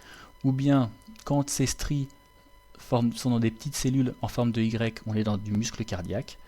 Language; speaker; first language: French; native; French